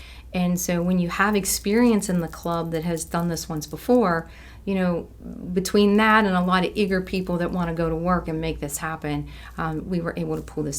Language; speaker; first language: English; native; English